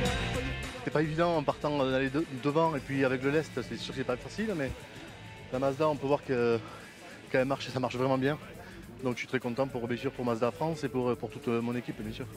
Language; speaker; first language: French; native; French